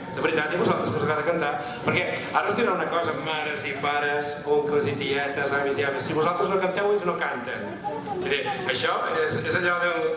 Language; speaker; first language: Catalan; non-native, local second language; Spanish